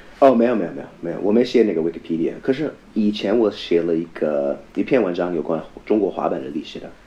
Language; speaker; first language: Chinese; non-native, fluent; English